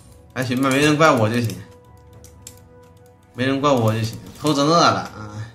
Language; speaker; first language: Chinese; native; Chinese